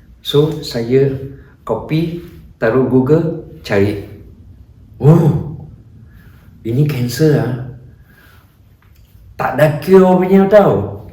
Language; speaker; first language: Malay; non-native, local second language; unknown